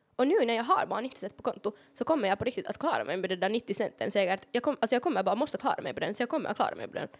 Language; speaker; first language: Swedish; native; Swedish